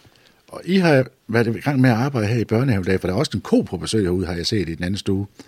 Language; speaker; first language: Danish; native; Danish